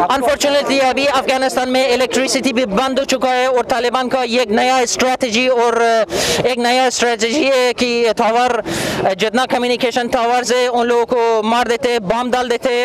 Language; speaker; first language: Hindi; non-native, fluent; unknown